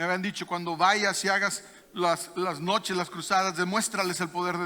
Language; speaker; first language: Spanish; native; Spanish